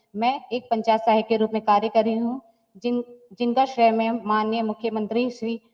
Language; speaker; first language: Hindi; native; Hindi